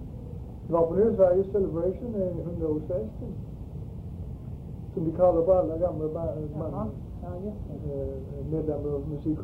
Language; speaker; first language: Swedish; early bilingual, heritage; Swedish